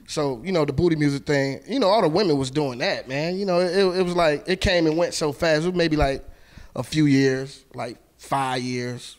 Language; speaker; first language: English; native; English